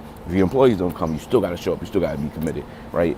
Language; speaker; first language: English; native; English